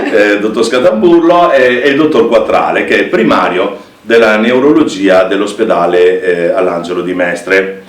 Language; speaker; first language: Italian; native; Italian